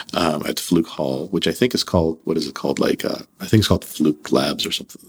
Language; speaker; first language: English; early bilingual, other home language; Russian